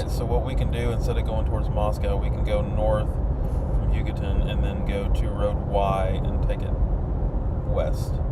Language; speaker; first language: English; native; English